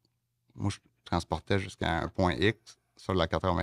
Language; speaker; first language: French; native; French